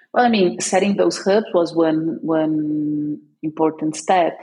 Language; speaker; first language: English; non-native, fluent; Portuguese